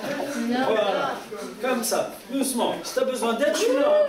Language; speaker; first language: French; native; French